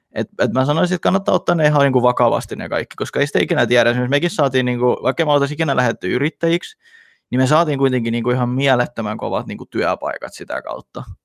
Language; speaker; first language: Finnish; early bilingual, other home language; Russian